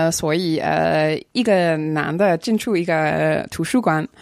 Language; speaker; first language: Chinese; non-native, fluent; English